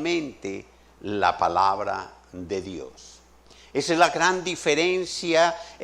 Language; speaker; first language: Spanish; native; Spanish